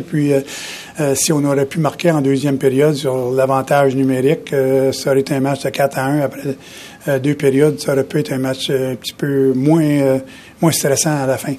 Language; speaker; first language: French; native; French